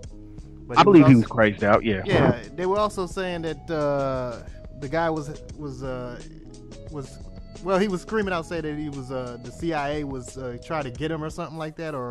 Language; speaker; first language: English; native; English